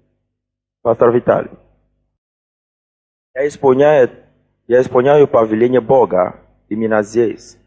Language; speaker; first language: Russian; non-native, fluent; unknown